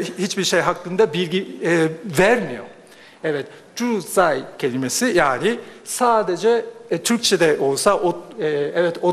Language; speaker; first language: Turkish; non-native, fluent; Japanese